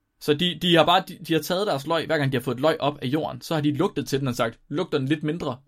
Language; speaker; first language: Danish; native; Danish